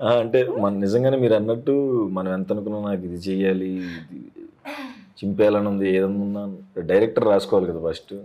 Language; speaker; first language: Telugu; native; Telugu